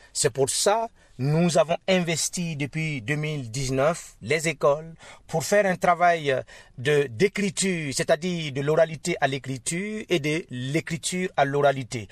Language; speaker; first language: French; non-native, local second language; Mossi